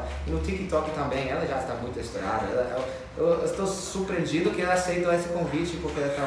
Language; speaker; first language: Portuguese; non-native, fluent; English